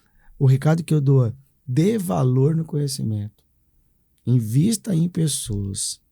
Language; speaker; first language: Portuguese; native; Portuguese